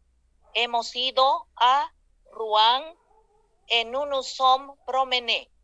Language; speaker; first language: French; non-native, fluent; Spanish